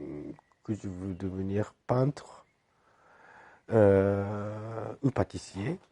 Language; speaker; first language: French; non-native, fluent; Japanese